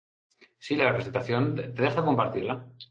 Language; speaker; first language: Spanish; native; Spanish